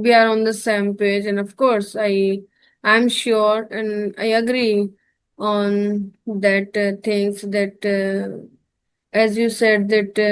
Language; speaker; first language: English; non-native, learner; Hindi